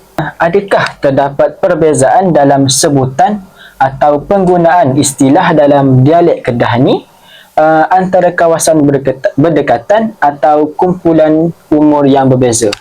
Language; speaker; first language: Malay; native; Malay